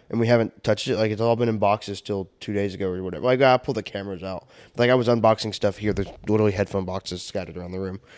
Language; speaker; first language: English; native; English